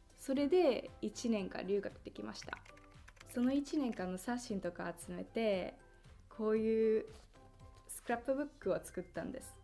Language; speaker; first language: Japanese; non-native, fluent; Finnish